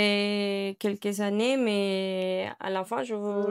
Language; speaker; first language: French; non-native, learner; Spanish